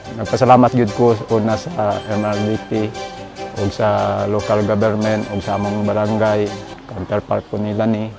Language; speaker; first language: Cebuano; non-native, local second language; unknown